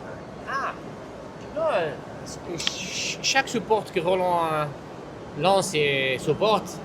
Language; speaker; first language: French; non-native, fluent; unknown